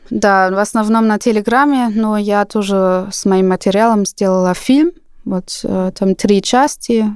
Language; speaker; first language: Russian; non-native, fluent; German